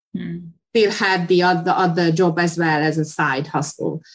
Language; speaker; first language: English; non-native, fluent; Hungarian